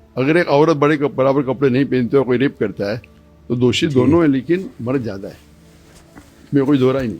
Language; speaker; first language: Urdu; non-native, local second language; Konkani